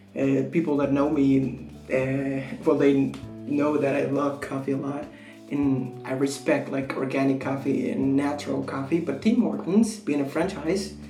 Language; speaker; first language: English; non-native, fluent; Spanish